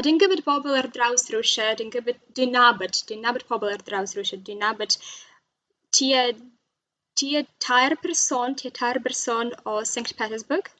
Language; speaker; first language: Welsh; non-native, learner; Russian